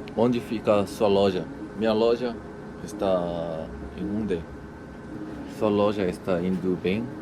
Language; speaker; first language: Portuguese; non-native, learner; Korean